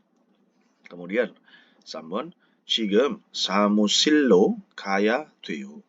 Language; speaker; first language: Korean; non-native, fluent; Indonesian